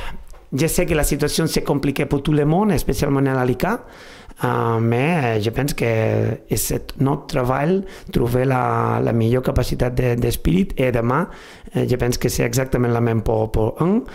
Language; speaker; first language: French; non-native, fluent; Spanish